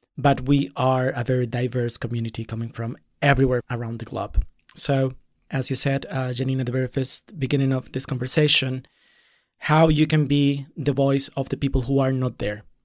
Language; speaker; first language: English; non-native, fluent; Spanish